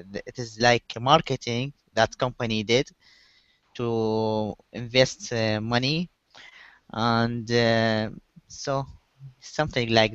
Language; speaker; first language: English; non-native, learner; Arabic